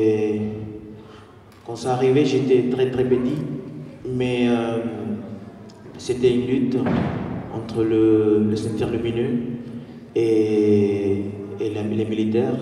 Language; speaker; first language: French; non-native, fluent; Spanish